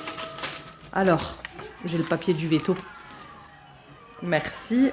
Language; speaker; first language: French; native; French